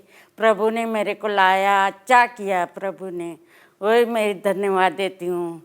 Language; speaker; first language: Hindi; non-native, local second language; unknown